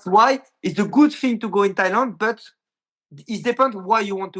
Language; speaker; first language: English; non-native, learner; French